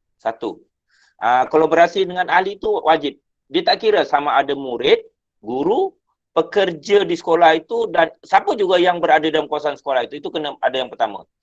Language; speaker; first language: Malay; native; Malay